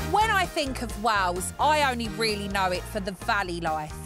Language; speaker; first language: English; native; English